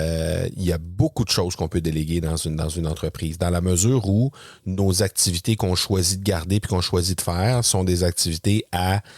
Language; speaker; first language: French; native; French